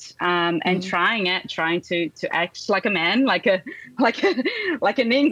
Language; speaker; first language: English; non-native, fluent; Portuguese